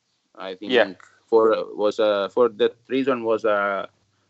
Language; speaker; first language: English; non-native, learner; Italian